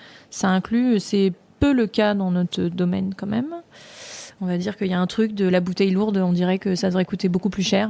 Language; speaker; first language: French; native; French